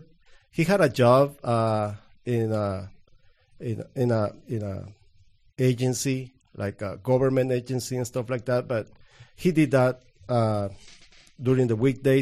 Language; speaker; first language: English; non-native, fluent; Spanish